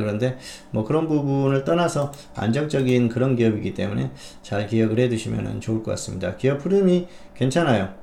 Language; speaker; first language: Korean; native; Korean